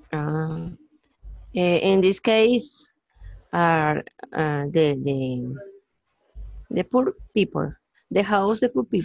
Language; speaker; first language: English; non-native, learner; Spanish